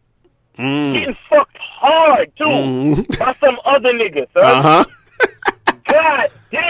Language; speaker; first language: English; native; English